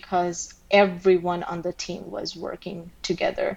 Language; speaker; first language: English; non-native, local second language; Bangla